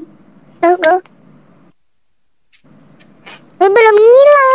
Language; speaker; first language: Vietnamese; non-native, learner; Indonesian